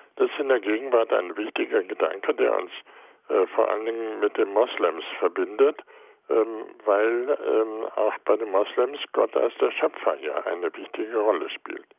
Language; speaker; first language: German; native; German